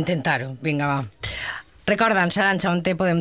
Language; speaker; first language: Catalan; native; Catalan